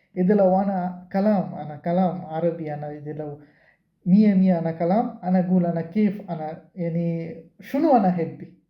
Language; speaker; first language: Arabic; non-native, learner; Bangla